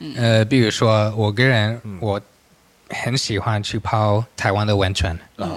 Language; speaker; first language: Chinese; non-native, fluent; English